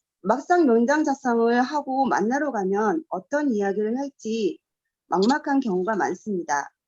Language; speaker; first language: Korean; native; Korean